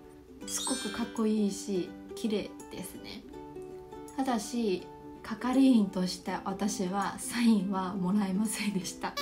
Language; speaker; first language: Japanese; non-native, fluent; Chinese